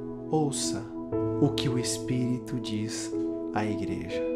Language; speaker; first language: Portuguese; native; Portuguese